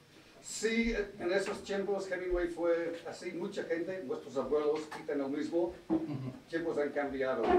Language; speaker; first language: Spanish; non-native, fluent; English